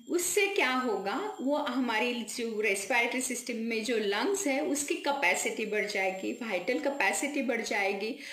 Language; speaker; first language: Hindi; non-native, local second language; Marathi